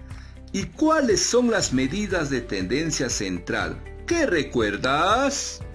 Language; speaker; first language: Spanish; native; Spanish